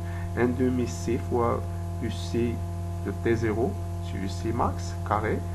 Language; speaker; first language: French; non-native, local second language; Arabic